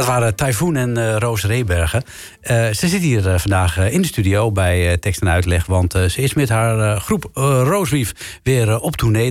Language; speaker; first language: Dutch; native; Dutch